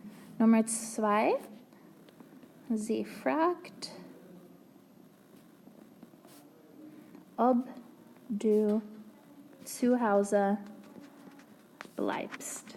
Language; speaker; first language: German; non-native, fluent; English